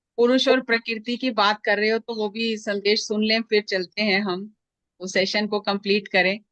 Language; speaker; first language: Hindi; native; Hindi